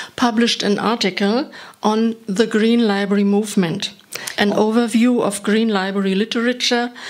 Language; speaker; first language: English; non-native, fluent; German